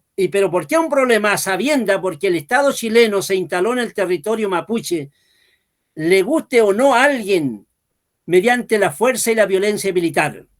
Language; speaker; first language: Spanish; non-native, local second language; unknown